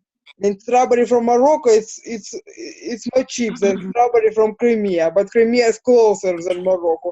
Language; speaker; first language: English; non-native, learner; Ukrainian